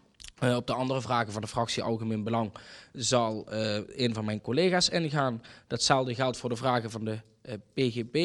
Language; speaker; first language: Dutch; native; Dutch